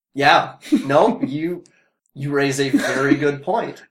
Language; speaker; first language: English; native; English